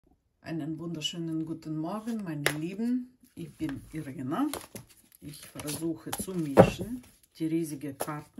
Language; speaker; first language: German; non-native, fluent; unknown